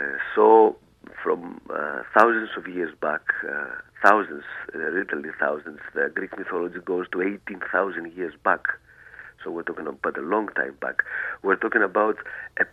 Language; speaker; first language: English; non-native, fluent; Greek